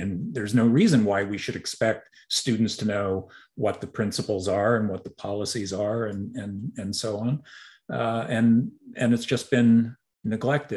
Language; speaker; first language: English; native; English